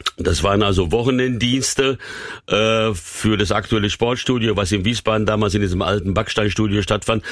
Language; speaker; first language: German; early bilingual, other home language; Hungarian